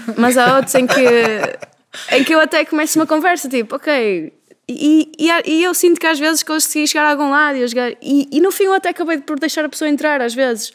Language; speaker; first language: Portuguese; native; Portuguese